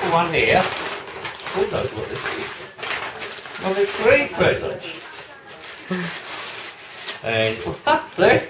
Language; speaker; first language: English; native; English